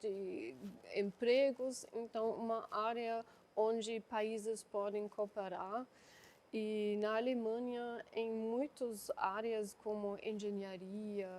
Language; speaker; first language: Portuguese; non-native, fluent; German